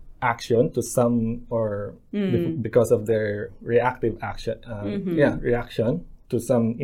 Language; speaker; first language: English; non-native, local second language; Filipino